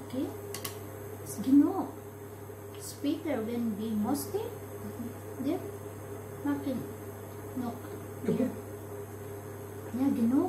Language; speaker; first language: English; non-native, learner; Filipino